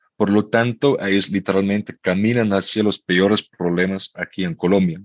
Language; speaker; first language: Spanish; non-native, fluent; Dutch